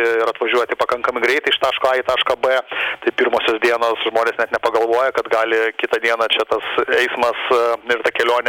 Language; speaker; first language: Lithuanian; native; Lithuanian